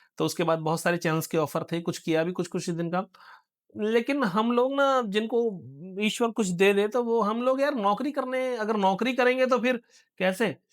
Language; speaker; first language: Hindi; native; Hindi